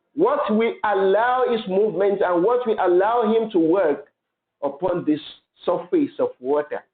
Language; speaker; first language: English; non-native, local second language; Yoruba